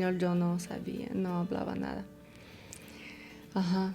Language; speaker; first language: Spanish; non-native, fluent; Russian